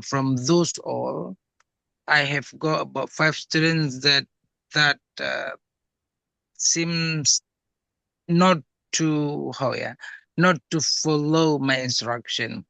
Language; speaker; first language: English; non-native, fluent; Indonesian